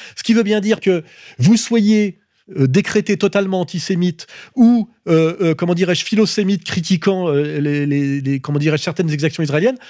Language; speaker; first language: French; native; French